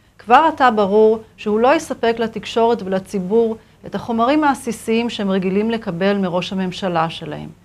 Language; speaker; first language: Hebrew; native; Hebrew